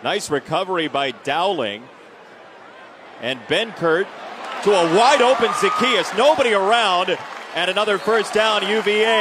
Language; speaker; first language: English; native; English